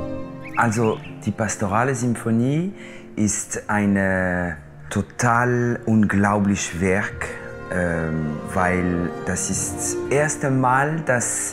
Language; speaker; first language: German; non-native, local second language; French